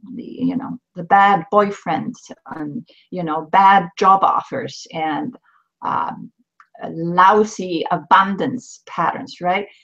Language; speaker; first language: English; non-native, fluent; Swedish